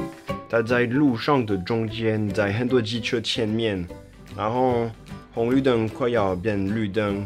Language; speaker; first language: Chinese; non-native, fluent; French